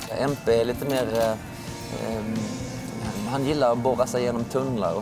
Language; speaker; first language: Swedish; native; Swedish